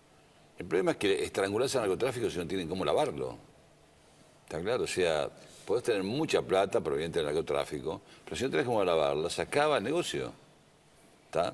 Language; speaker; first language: Spanish; native; Spanish